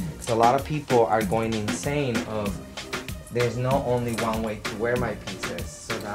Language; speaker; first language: English; non-native, fluent; Spanish